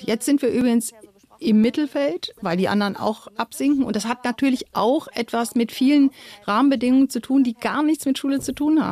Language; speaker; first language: German; native; German